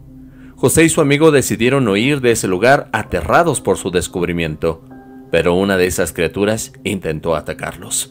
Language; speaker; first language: Spanish; native; Spanish